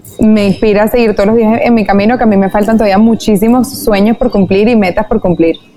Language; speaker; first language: Spanish; native; Spanish